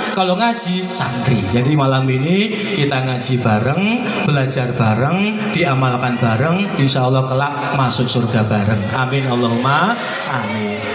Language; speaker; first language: Indonesian; non-native, local second language; Javanese